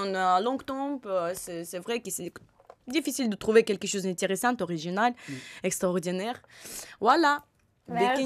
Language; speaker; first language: French; non-native, learner; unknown